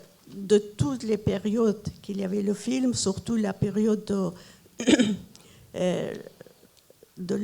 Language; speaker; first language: French; non-native, fluent; Persian